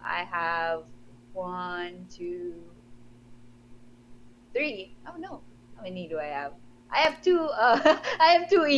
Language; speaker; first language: English; non-native, local second language; Filipino